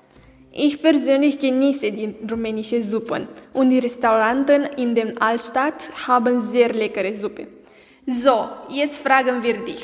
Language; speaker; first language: German; non-native, learner; Romanian